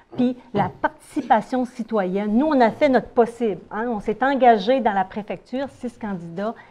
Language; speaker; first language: French; native; French